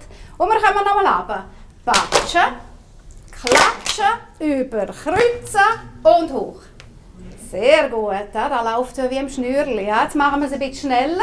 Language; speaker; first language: German; native; German